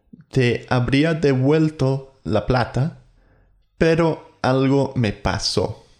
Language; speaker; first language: Spanish; non-native, fluent; English